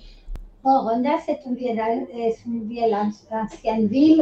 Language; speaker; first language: French; non-native, fluent; Spanish